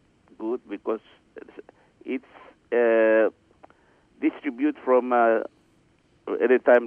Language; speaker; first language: English; non-native, learner; Indonesian